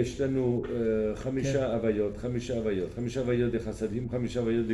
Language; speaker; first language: Hebrew; non-native, fluent; French